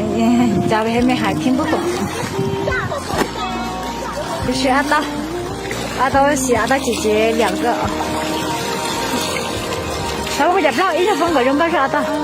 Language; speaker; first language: Chinese; non-native, fluent; Hmong